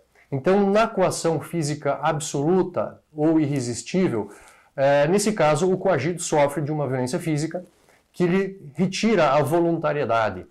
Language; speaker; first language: Portuguese; native; Portuguese